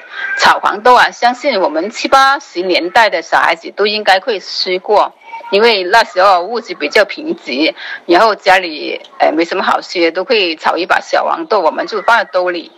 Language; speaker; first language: Chinese; native; Chinese